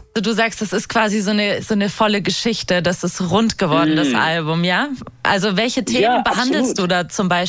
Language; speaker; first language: German; native; German